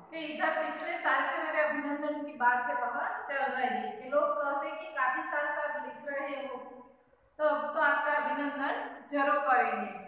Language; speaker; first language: Hindi; non-native, local second language; Gujarati